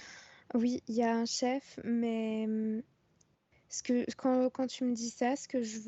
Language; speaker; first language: French; native; French